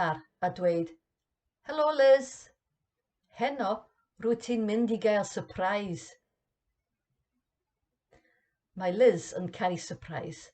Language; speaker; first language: Welsh; non-native, learner; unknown